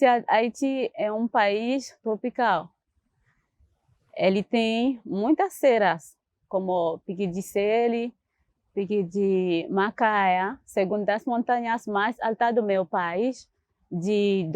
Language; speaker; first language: Portuguese; non-native, learner; Haitian Creole